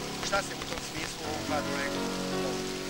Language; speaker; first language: Bosnian; native; Bosnian